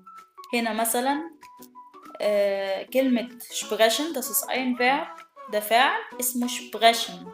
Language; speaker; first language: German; non-native, fluent; Arabic